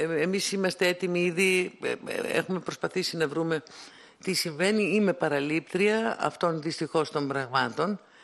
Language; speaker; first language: Greek; native; Greek